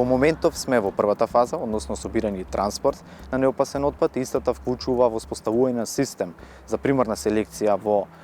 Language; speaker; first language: Macedonian; native; Macedonian